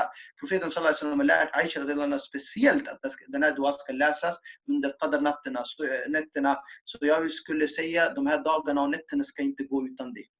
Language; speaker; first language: Swedish; non-native, fluent; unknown